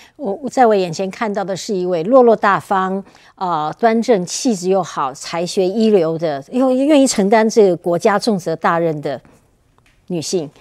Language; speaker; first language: Chinese; native; Chinese